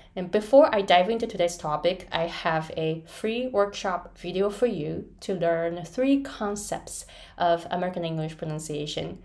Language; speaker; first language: English; non-native, fluent; Japanese